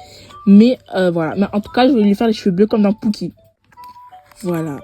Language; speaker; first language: French; native; French